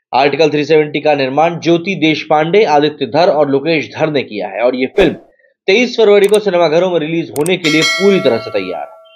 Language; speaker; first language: Hindi; native; Hindi